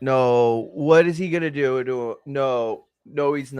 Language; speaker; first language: English; native; English